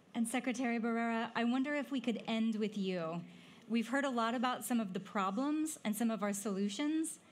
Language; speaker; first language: English; native; English